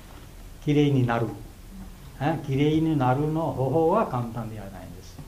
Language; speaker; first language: Japanese; non-native, fluent; Bangla